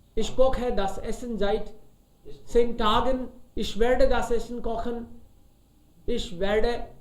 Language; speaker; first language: German; non-native, learner; Hindi